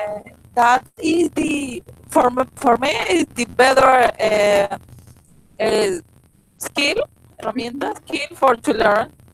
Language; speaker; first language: English; non-native, learner; Spanish